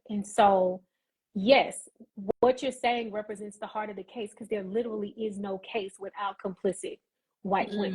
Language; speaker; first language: English; native; English